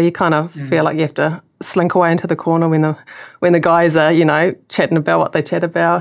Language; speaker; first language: English; native; English